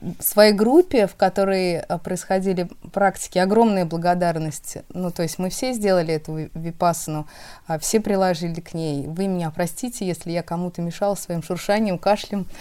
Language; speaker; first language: Russian; native; Russian